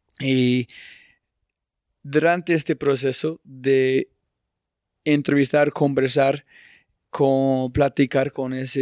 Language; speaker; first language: Spanish; non-native, fluent; English